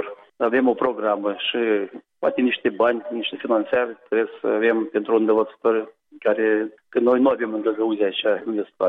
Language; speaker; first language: Romanian; non-native, local second language; Gagauz